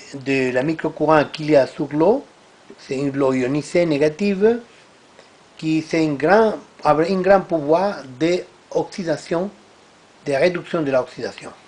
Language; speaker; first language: French; non-native, learner; Italian